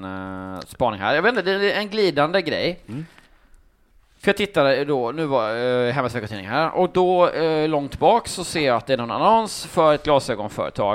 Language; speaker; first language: Swedish; native; Swedish